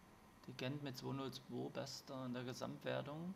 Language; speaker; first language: German; native; German